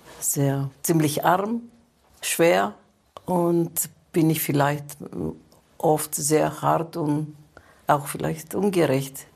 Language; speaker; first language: German; non-native, fluent; Greek